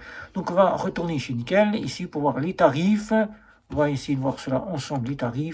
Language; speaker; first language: French; native; French